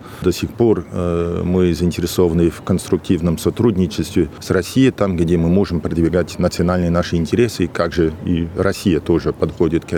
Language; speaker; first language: Russian; non-native, fluent; English